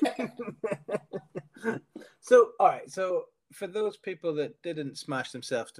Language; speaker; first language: English; native; English